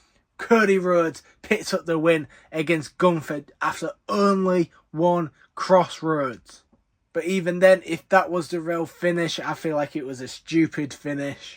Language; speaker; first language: English; native; English